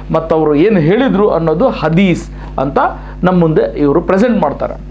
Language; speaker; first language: Kannada; non-native, local second language; Malayalam